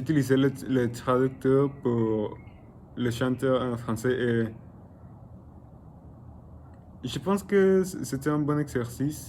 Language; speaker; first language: French; non-native, learner; Spanish